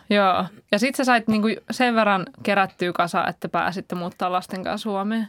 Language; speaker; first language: Finnish; native; Finnish